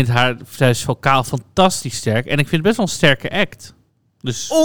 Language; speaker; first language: Dutch; native; Dutch